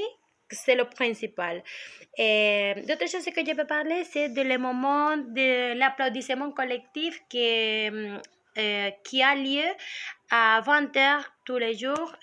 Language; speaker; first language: French; non-native, learner; Spanish